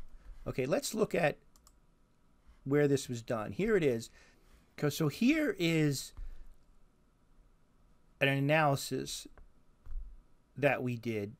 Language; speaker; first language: English; native; English